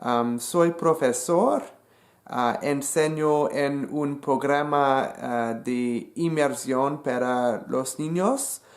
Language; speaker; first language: Spanish; non-native, learner; English